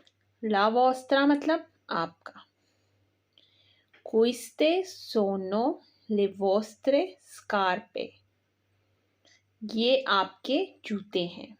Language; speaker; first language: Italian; non-native, fluent; Urdu